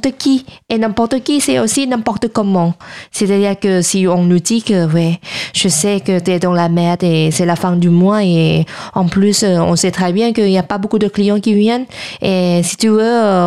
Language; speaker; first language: French; non-native, fluent; Thai